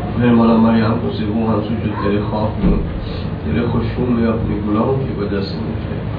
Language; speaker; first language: Urdu; native; Urdu